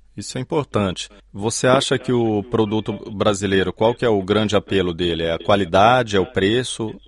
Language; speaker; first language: Portuguese; native; Portuguese